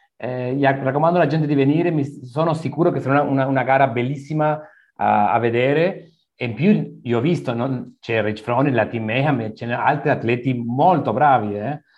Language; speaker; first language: Italian; non-native, learner; Spanish